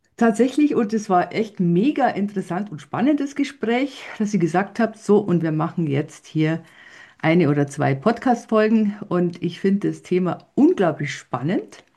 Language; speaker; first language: German; native; German